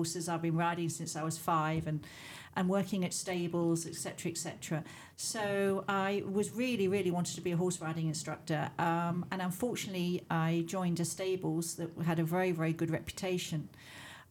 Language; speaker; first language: English; native; English